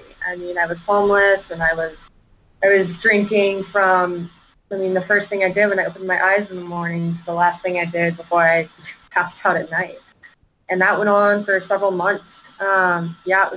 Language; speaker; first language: English; native; English